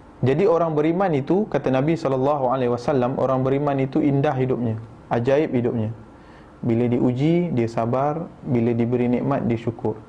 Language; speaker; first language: Malay; native; Malay